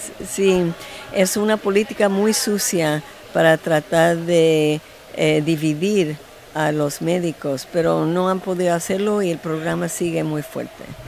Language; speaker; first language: Spanish; non-native, fluent; English